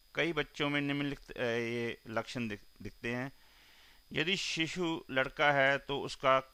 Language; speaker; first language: Hindi; non-native, local second language; Punjabi